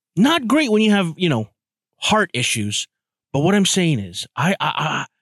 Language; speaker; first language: English; native; English